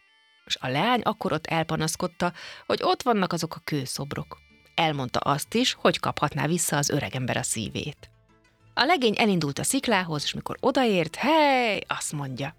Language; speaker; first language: Hungarian; native; Hungarian